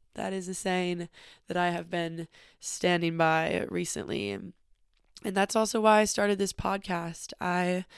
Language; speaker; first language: English; native; English